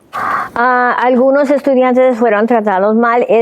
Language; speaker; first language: Spanish; early bilingual, heritage; Spanish